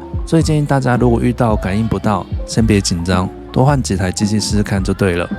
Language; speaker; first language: Chinese; native; Chinese